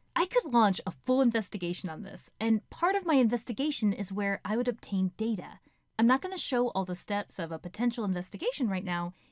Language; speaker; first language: English; native; English